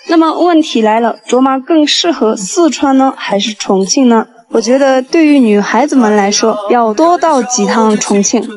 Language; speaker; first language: Chinese; non-native, local second language; Tibetan